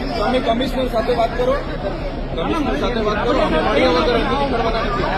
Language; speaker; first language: Gujarati; non-native, local second language; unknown